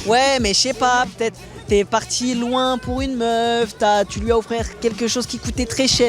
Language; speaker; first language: French; native; French